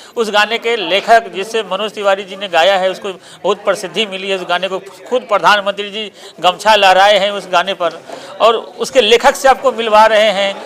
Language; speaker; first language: Hindi; native; Hindi